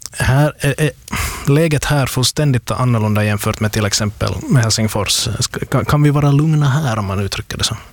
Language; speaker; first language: Swedish; native; Swedish